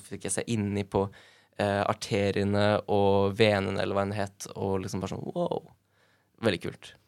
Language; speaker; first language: Norwegian; native; Norwegian